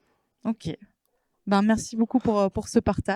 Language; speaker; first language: French; native; French